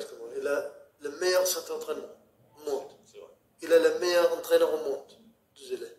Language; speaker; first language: French; non-native, learner; Arabic